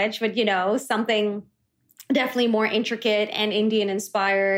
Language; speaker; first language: English; early bilingual, other home language; Kannada